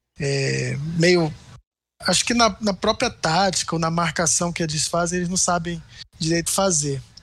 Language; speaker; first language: Portuguese; native; Portuguese